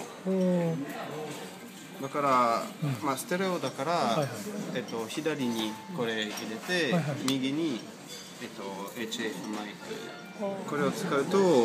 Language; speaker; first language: Japanese; non-native, fluent; French